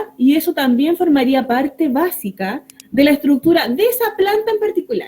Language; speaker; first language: Spanish; native; Spanish